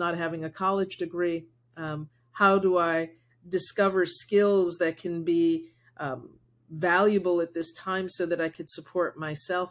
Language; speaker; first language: English; early bilingual, other home language; Spanish